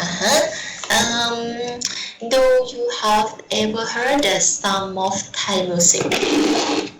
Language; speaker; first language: English; non-native, learner; Thai